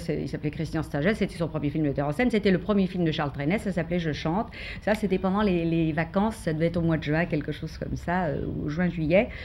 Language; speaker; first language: French; native; French